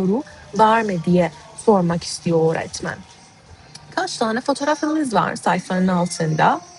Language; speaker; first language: Turkish; non-native, fluent; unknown